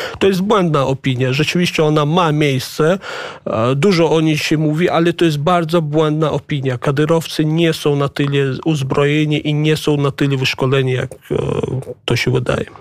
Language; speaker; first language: Polish; non-native, fluent; Chechen